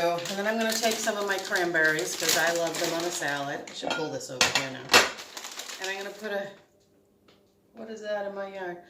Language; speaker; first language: English; native; English